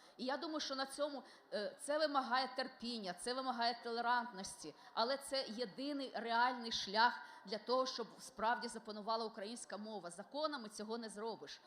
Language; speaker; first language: Ukrainian; non-native, local second language; Russian